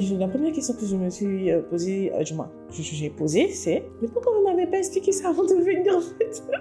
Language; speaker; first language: French; native; French